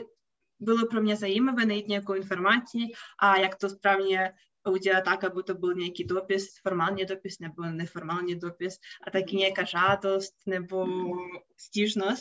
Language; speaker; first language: Czech; non-native, fluent; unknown